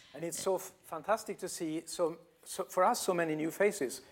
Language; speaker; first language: English; non-native, fluent; Swedish